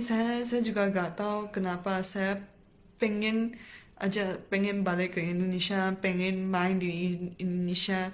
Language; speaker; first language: Indonesian; non-native, fluent; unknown